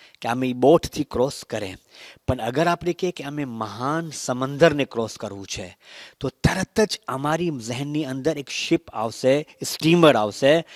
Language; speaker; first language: Gujarati; early bilingual, heritage; Gujarati